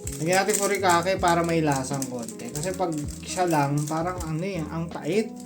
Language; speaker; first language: Filipino; native; Filipino